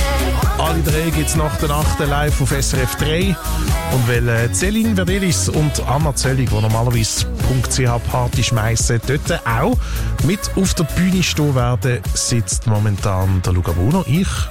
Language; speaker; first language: German; native; German